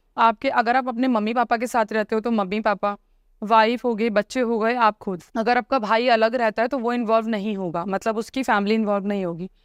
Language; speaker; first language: Hindi; native; Hindi